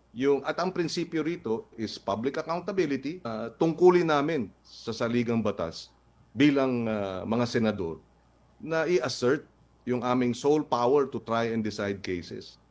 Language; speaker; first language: Filipino; native; Filipino